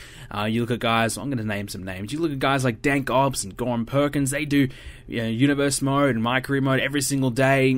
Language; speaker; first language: English; native; English